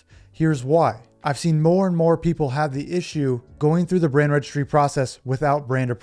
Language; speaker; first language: English; native; English